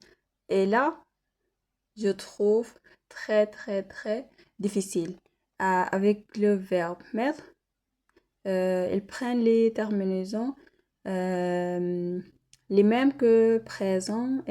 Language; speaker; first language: French; non-native, learner; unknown